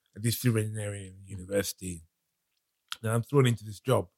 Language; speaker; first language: English; non-native, local second language; Yoruba